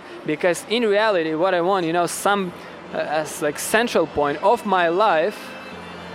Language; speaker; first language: English; non-native, fluent; Ukrainian